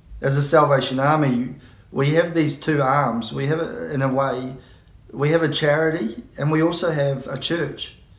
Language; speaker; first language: English; native; English